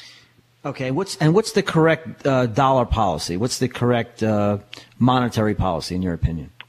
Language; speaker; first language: English; native; English